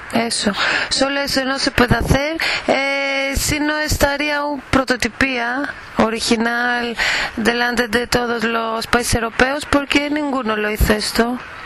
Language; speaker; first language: Spanish; non-native, fluent; Greek